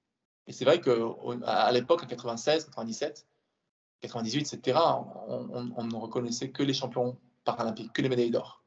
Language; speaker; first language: French; native; French